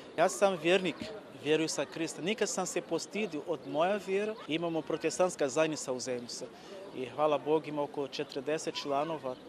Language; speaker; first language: Bosnian; non-native, learner; Portuguese